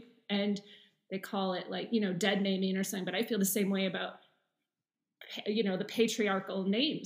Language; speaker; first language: English; native; English